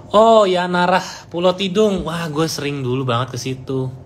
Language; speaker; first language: Indonesian; native; Indonesian